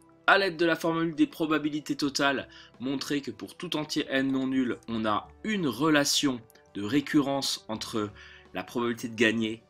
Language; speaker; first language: French; native; French